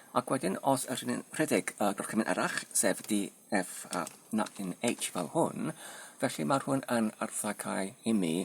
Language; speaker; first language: Welsh; non-native, learner; Polish